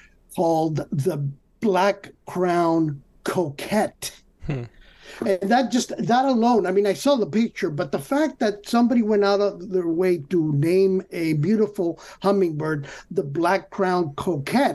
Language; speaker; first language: English; early bilingual, other home language; Spanish